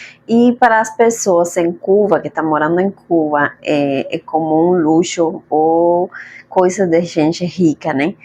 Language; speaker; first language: Portuguese; non-native, fluent; Spanish